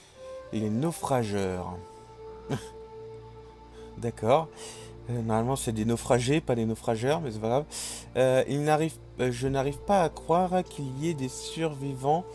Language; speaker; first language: French; native; French